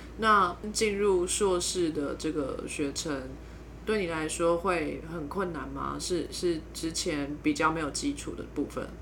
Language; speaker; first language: Chinese; native; Chinese